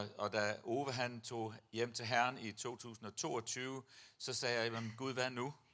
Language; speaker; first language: Danish; native; Danish